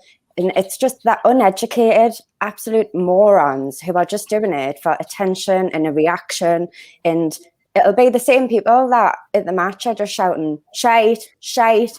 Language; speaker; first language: English; native; English